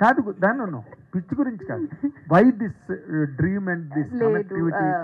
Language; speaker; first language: Telugu; native; Telugu